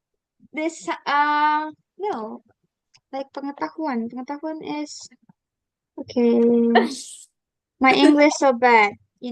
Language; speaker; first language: English; non-native, learner; Indonesian